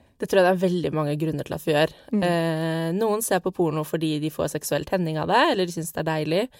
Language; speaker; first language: Norwegian; native; Norwegian